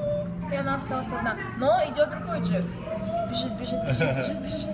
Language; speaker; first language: Russian; native; Russian